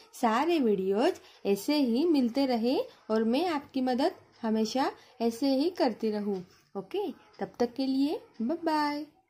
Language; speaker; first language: Hindi; non-native, local second language; Marathi